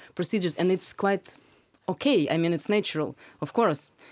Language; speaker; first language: English; non-native, fluent; Russian